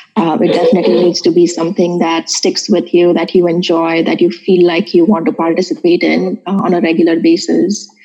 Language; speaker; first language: English; non-native, local second language; Marathi